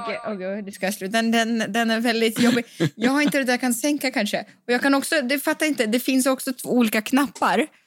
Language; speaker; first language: Swedish; native; Swedish